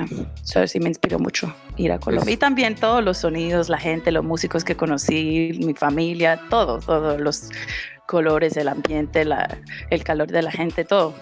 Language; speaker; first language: Spanish; early bilingual, heritage; Spanish